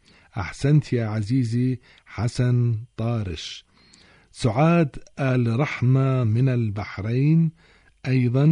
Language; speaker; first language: Arabic; native; Arabic